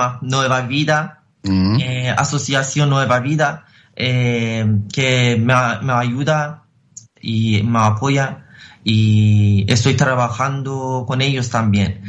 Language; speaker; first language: Spanish; non-native, fluent; Persian